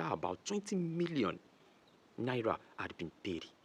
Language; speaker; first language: English; non-native, local second language; Yoruba